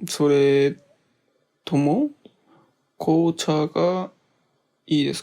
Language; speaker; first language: Japanese; non-native, learner; Korean